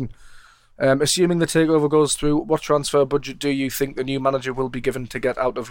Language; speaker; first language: English; native; English